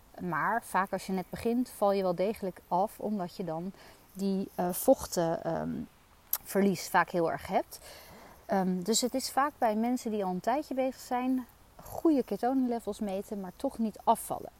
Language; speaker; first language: Dutch; native; Dutch